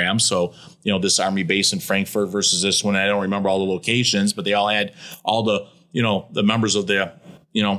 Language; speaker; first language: English; native; English